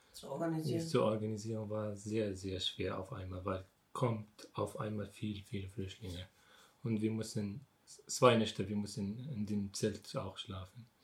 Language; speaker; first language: German; non-native, learner; Arabic